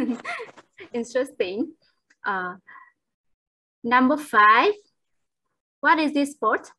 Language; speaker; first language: English; non-native, fluent; Vietnamese